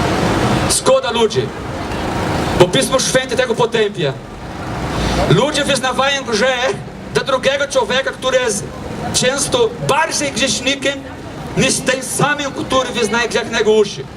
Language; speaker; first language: Polish; non-native, fluent; Portuguese